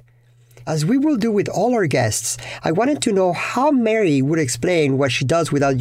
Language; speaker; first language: English; non-native, fluent; Spanish